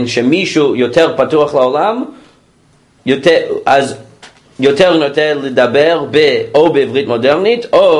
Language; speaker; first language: Hebrew; non-native, fluent; English